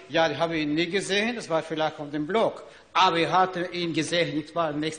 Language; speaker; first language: German; non-native, learner; Ukrainian